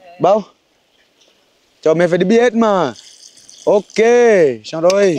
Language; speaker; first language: Vietnamese; non-native, learner; Portuguese